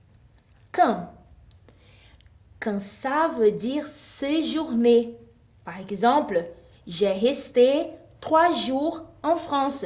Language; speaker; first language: French; non-native, fluent; Portuguese